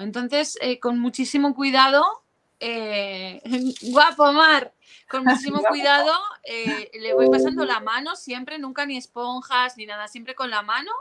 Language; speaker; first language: Spanish; native; Spanish